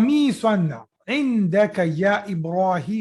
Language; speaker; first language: Arabic; non-native, fluent; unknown